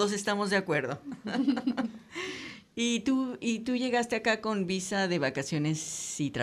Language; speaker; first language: Spanish; native; Spanish